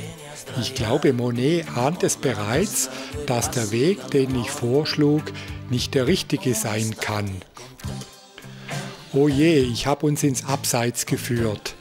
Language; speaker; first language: German; native; German